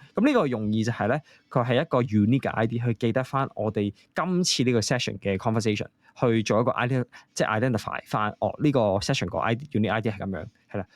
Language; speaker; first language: Cantonese; native; Cantonese